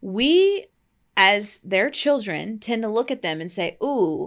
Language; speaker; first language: English; native; English